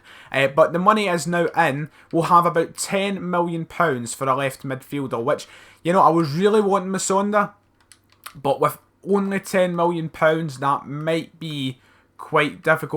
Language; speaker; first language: English; native; English